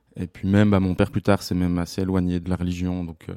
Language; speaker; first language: French; native; French